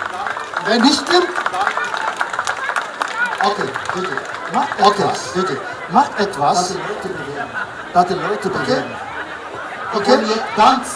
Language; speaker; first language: German; non-native, learner; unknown